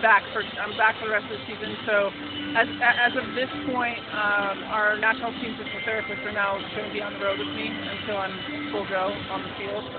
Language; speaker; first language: English; native; English